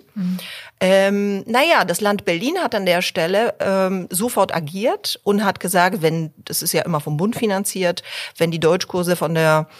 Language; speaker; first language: German; early bilingual, other home language; Polish